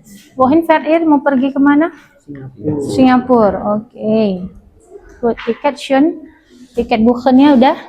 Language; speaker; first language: Indonesian; native; Indonesian